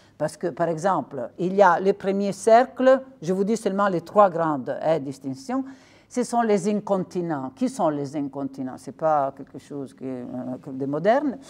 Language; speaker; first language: French; non-native, fluent; Italian